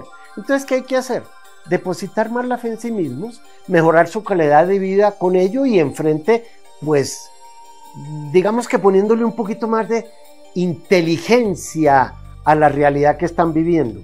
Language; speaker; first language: Spanish; native; Spanish